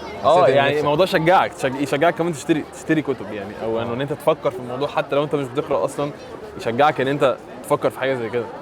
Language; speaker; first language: Arabic; native; Arabic